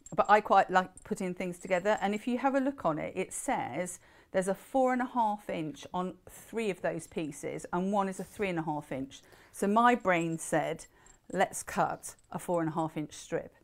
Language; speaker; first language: English; native; English